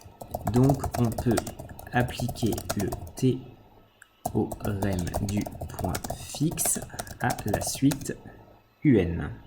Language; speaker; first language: French; native; French